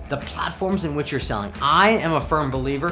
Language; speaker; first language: English; native; English